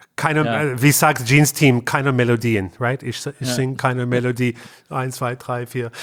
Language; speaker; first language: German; non-native, learner; English